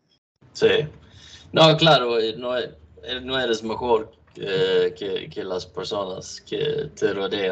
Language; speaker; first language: Spanish; non-native, learner; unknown